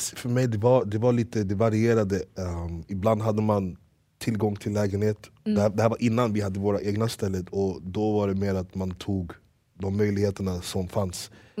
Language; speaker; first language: Swedish; early bilingual, other home language; English